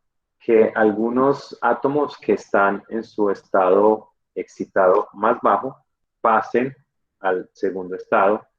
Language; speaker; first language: Spanish; native; Spanish